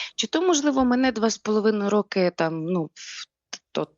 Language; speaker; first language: Ukrainian; native; Ukrainian